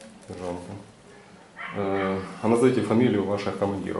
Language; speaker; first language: Russian; native; Russian